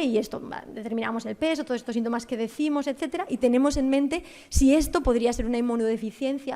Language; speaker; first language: Spanish; native; Spanish